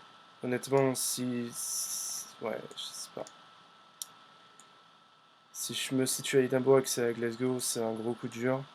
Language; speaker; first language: French; native; French